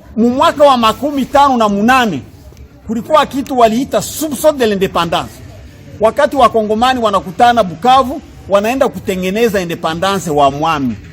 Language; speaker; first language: Swahili; non-native, local second language; Kinyarwanda